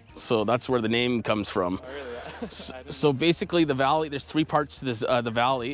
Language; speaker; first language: English; native; English